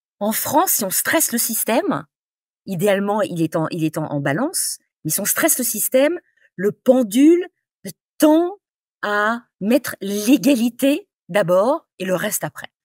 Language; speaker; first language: French; native; French